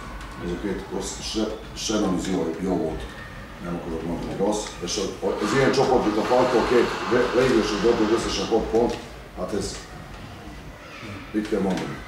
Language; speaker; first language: Hungarian; non-native, learner; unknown